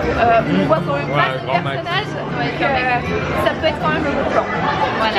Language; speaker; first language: French; native; French